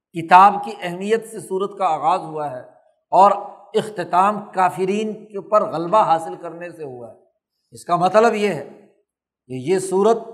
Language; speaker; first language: Urdu; non-native, local second language; Punjabi